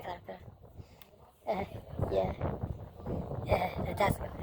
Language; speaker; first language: Spanish; non-native, learner; English